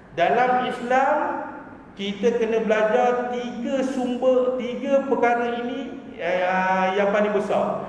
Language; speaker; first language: Malay; native; Malay